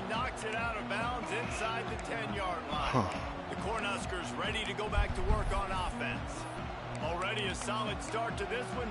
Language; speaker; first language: English; native; English